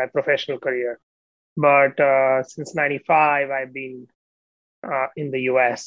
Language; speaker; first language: English; non-native, local second language; Gujarati